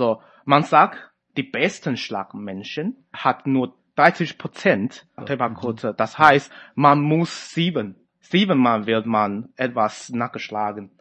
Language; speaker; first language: German; non-native, fluent; Chinese